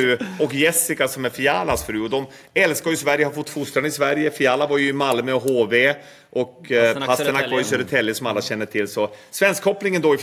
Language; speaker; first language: Swedish; native; Swedish